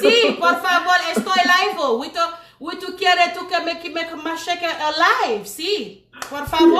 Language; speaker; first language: Spanish; non-native, learner; Haitian Creole